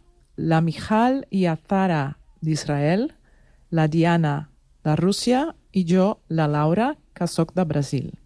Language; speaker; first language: Catalan; non-native, learner; Portuguese